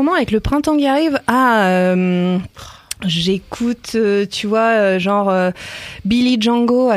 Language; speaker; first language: French; native; French